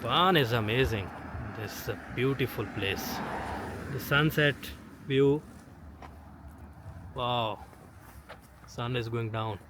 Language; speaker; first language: English; non-native, local second language; Urdu